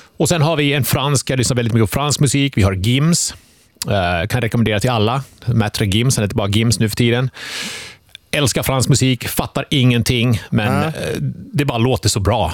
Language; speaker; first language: Swedish; early bilingual, other home language; Finnish